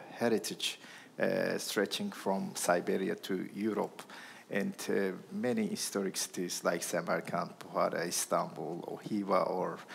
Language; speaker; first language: English; non-native, fluent; Turkish